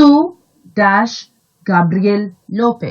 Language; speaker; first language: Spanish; non-native, fluent; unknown